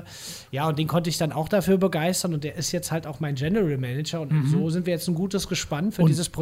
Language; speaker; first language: German; native; German